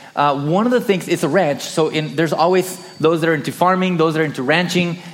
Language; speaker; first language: English; early bilingual, other home language; Spanish